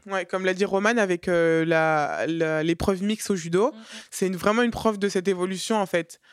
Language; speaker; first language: French; native; French